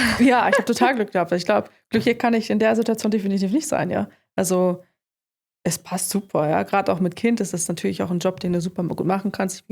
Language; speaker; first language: German; native; German